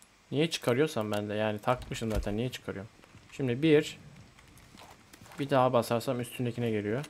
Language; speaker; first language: Turkish; native; Turkish